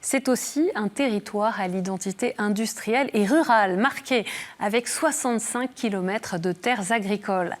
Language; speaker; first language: French; native; French